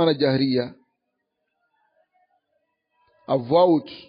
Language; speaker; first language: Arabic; non-native, fluent; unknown